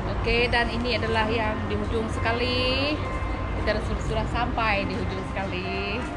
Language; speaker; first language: Malay; non-native, local second language; Iban